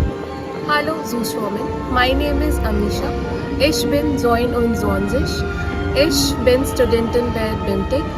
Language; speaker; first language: German; non-native, learner; Hindi